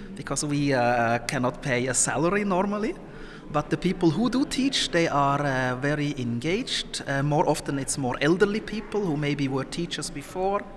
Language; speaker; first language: English; non-native, fluent; Somali